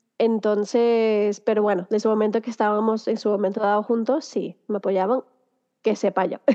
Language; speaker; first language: Spanish; early bilingual, heritage; Spanish